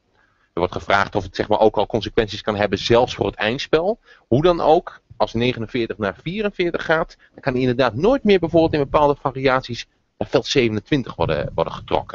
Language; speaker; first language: Dutch; native; Dutch